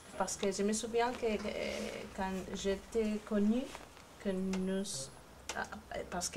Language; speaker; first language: French; non-native, learner; Spanish